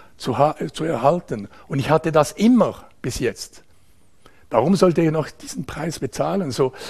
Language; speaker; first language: German; non-native, local second language; French